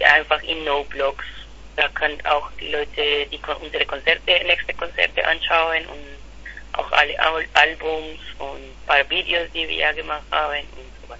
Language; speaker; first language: German; non-native, learner; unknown